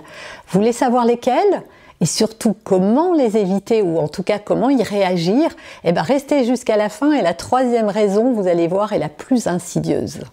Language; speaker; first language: French; native; French